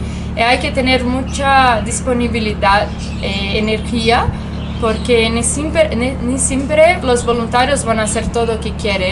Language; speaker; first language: Spanish; non-native, fluent; Portuguese